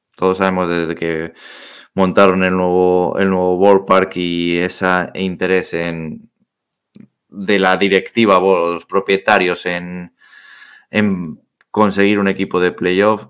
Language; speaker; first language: Spanish; native; Spanish